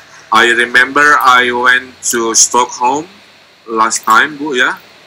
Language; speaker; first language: English; non-native, fluent; Indonesian